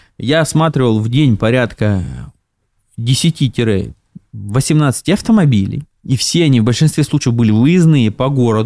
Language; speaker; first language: Russian; native; Russian